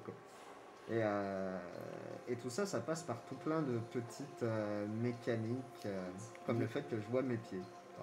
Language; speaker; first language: French; native; French